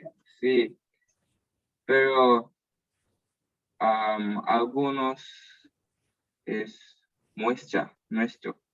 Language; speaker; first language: Spanish; non-native, learner; English